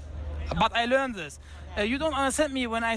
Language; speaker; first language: English; non-native, learner; German